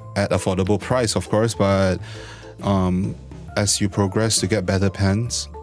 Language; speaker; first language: English; non-native, local second language; Chinese